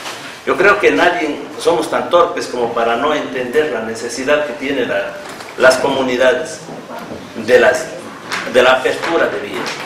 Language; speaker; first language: Spanish; native; Spanish